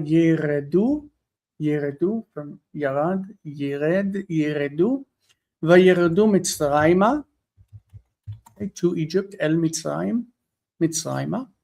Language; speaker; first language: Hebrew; non-native, fluent; English